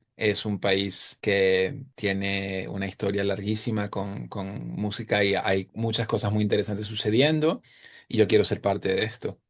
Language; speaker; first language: Spanish; native; Spanish